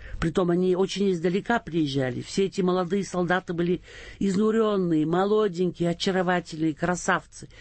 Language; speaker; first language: Russian; early bilingual, heritage; Russian